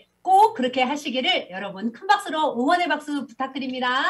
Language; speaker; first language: Korean; native; Korean